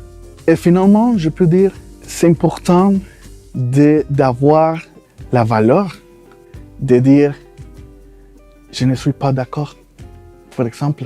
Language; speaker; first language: French; non-native, fluent; Spanish